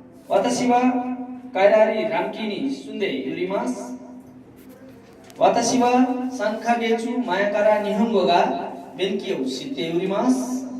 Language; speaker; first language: Japanese; non-native, learner; Nepali